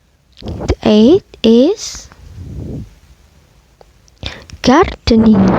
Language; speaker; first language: English; non-native, fluent; Indonesian